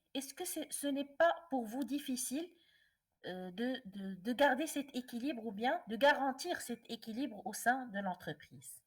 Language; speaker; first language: French; non-native, local second language; Arabic